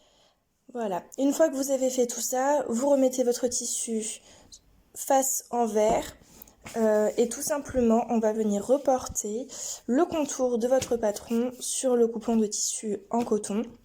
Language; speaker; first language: French; native; French